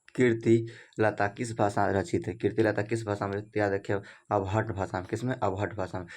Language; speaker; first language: Hindi; native; Hindi